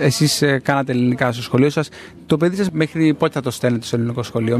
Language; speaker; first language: Greek; native; Greek